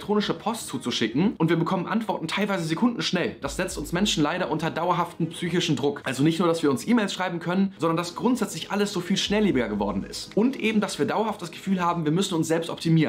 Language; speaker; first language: German; native; German